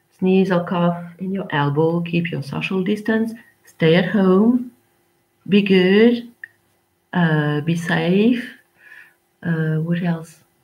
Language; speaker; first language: English; non-native, fluent; French